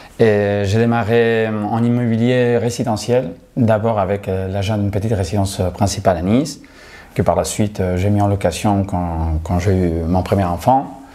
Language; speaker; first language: French; non-native, fluent; Spanish